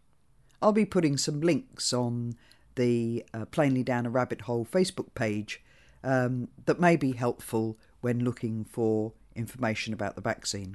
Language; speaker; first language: English; native; English